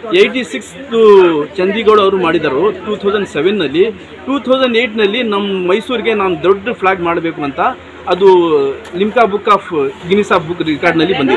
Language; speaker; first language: Kannada; non-native, local second language; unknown